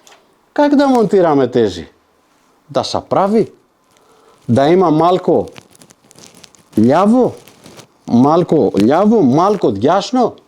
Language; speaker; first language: Bulgarian; non-native, fluent; Macedonian